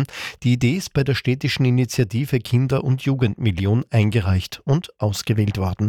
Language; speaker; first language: German; native; German